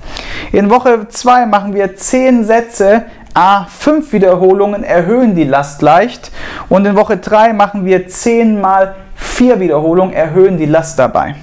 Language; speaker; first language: German; native; German